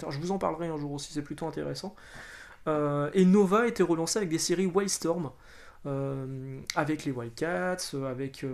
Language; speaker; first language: French; native; French